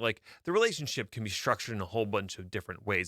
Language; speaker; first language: English; native; English